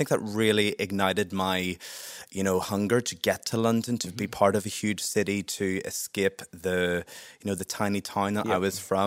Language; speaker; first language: English; native; English